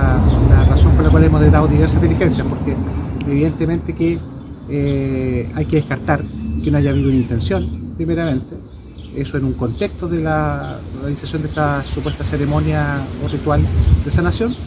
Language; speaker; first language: Spanish; native; Spanish